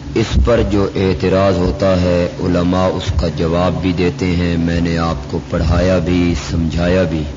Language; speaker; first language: Urdu; native; Urdu